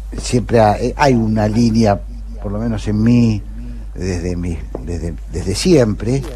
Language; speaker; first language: Spanish; native; Spanish